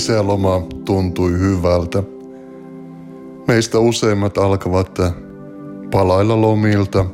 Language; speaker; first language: Finnish; native; Finnish